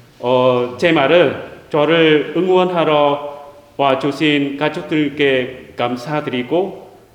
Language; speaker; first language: Korean; non-native, learner; Vietnamese